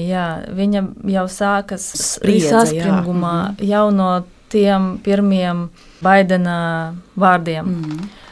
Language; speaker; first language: Latvian; non-native, local second language; Russian